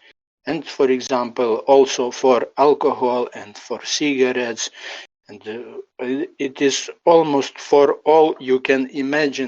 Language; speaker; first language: English; non-native, learner; Ukrainian